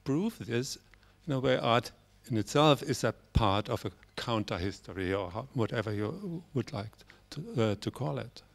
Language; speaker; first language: English; non-native, fluent; German